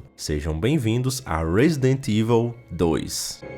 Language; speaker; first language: Portuguese; native; Portuguese